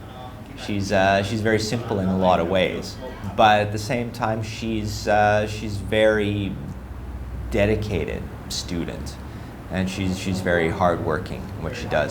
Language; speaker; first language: English; non-native, fluent; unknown